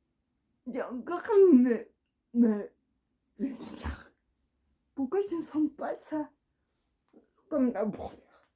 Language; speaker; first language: French; non-native, learner; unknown